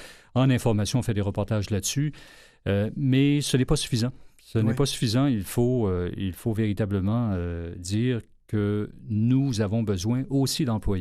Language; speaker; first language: French; native; French